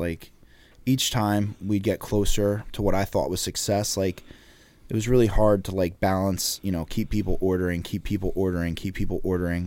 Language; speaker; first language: English; native; English